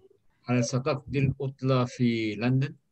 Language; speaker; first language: Arabic; non-native, learner; Indonesian